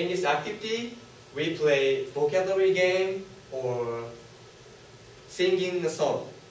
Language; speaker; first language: English; non-native, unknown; Japanese